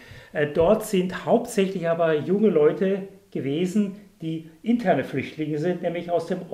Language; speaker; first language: German; native; German